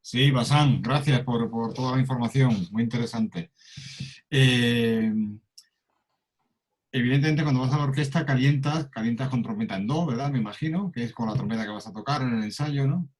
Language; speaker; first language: Spanish; native; Spanish